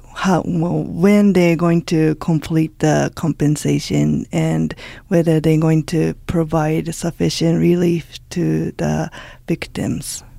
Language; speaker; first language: English; early bilingual, other home language; Japanese